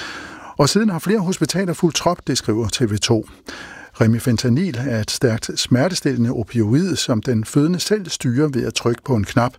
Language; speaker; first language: Danish; native; Danish